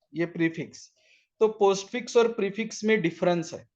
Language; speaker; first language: Hindi; non-native, local second language; Marathi